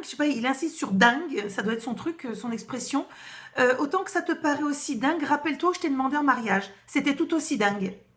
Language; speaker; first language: French; native; French